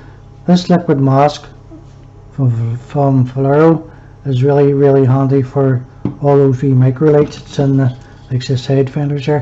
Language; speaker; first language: English; native; English